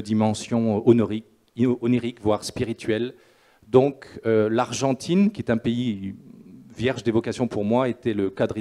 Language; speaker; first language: French; native; French